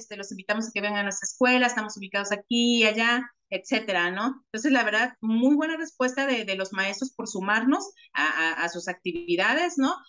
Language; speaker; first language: Spanish; native; Spanish